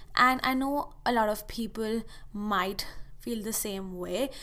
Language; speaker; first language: English; non-native, local second language; Hindi